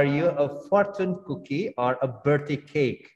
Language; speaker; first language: English; non-native, fluent; Indonesian